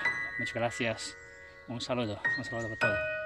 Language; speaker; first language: Spanish; non-native, learner; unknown